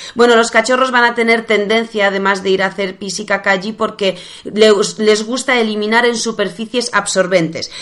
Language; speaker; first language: Spanish; non-native, fluent; Polish